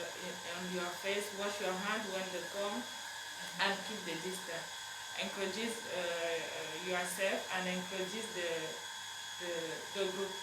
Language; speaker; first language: English; non-native, learner; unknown